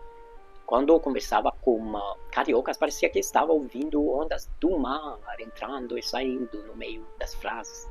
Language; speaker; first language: Portuguese; non-native, fluent; Hungarian